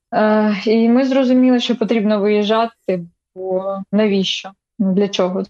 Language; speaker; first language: Ukrainian; non-native, local second language; Russian